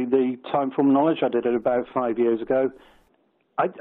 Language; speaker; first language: English; native; English